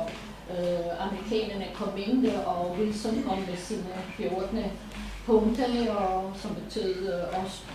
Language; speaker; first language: Danish; non-native, fluent; Serbian